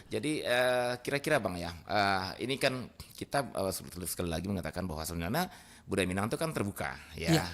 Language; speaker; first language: Indonesian; non-native, local second language; Minangkabau